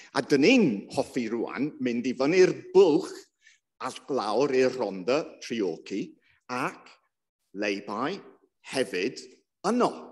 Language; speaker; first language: Welsh; non-native, local second language; English